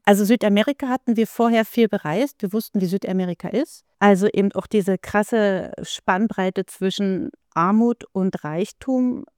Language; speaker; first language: German; native; German